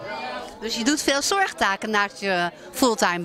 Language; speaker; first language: Dutch; native; Dutch